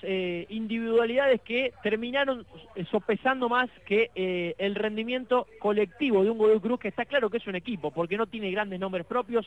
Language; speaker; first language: Spanish; native; Spanish